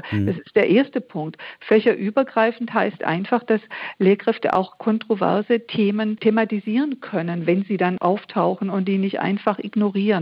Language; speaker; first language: German; native; German